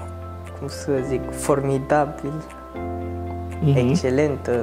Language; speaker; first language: Romanian; non-native, learner; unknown